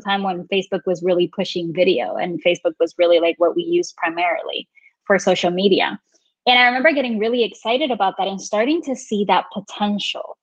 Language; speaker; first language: English; non-native, fluent; Spanish